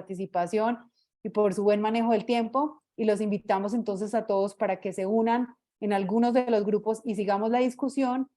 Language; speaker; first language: Spanish; native; Spanish